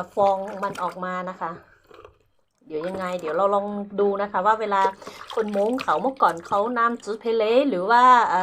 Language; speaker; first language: Thai; non-native, local second language; Hmong